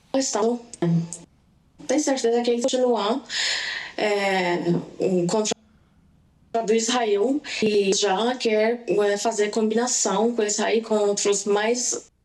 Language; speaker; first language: Portuguese; non-native, learner; Persian